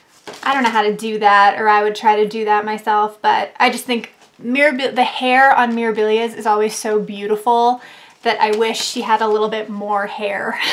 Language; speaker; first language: English; native; English